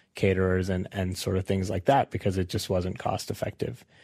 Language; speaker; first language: English; native; English